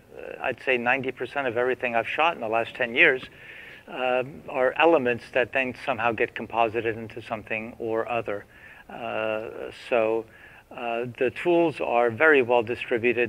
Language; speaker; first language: English; native; English